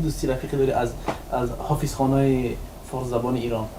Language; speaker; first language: Persian; native; Persian